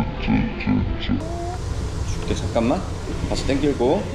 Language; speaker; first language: Korean; native; Korean